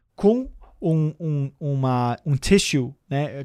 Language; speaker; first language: Portuguese; early bilingual, heritage; Danish